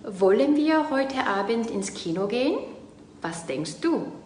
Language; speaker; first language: German; non-native, fluent; Korean